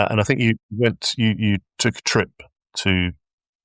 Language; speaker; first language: English; native; English